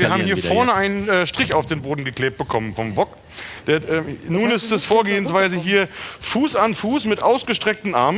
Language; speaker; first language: German; native; German